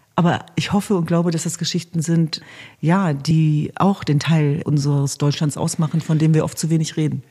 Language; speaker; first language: German; early bilingual, other home language; Kurdish